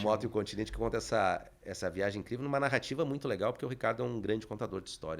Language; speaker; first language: Portuguese; native; Portuguese